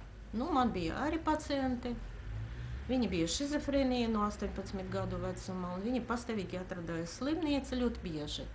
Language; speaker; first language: Latvian; non-native, local second language; Russian